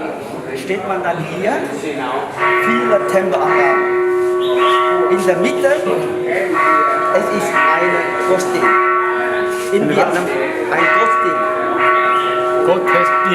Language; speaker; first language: German; non-native, learner; Vietnamese